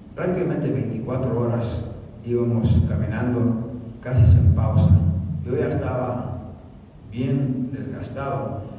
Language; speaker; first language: Spanish; early bilingual, other home language; English